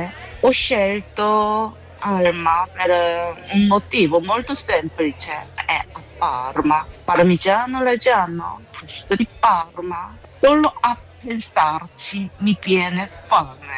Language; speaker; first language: Italian; non-native, learner; Korean